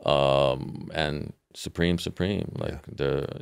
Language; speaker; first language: English; native; English